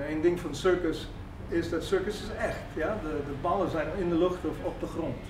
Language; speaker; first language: Dutch; non-native, fluent; English